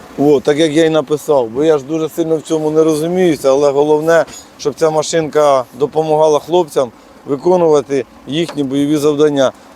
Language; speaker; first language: Ukrainian; native; Ukrainian